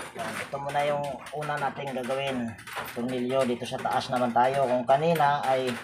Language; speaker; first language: Filipino; native; Filipino